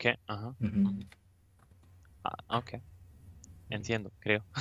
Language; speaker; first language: Spanish; non-native, learner; Swedish